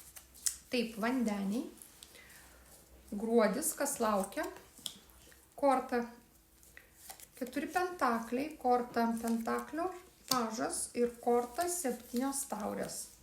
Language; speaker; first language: Lithuanian; native; Lithuanian